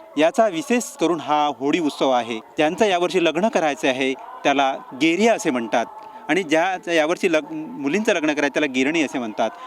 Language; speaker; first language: Marathi; non-native, local second language; Lambadi